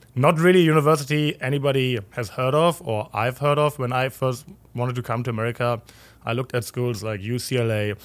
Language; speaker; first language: English; non-native, fluent; German